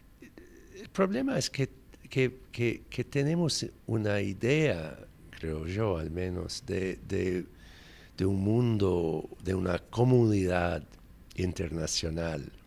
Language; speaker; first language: Spanish; non-native, fluent; English